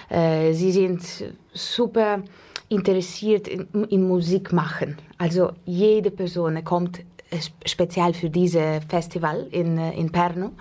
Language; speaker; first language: German; non-native, learner; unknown